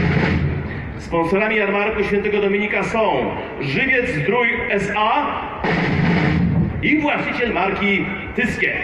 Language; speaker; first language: Polish; native; Polish